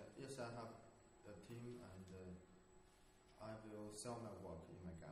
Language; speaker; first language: English; non-native, learner; Chinese